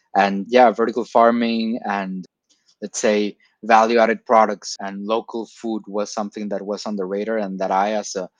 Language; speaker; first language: English; non-native, fluent; Spanish